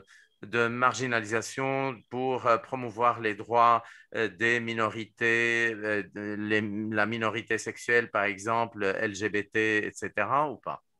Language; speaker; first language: French; non-native, fluent; Spanish